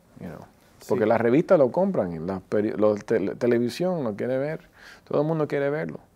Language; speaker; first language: Spanish; early bilingual, heritage; Spanish